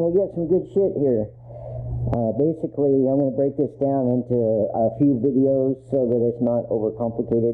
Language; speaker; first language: English; native; English